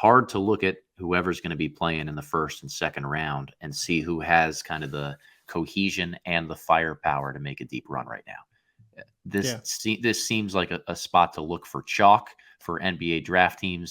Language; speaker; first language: English; native; English